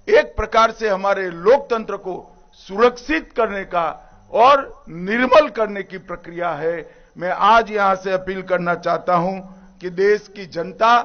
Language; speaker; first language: Hindi; non-native, local second language; Gujarati